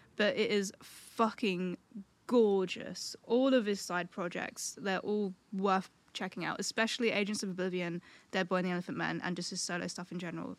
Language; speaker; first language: English; native; English